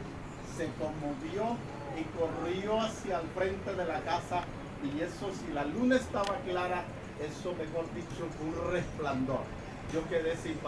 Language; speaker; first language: Spanish; native; Spanish